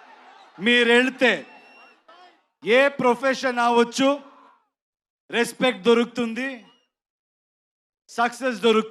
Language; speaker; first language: Telugu; non-native, learner; Kannada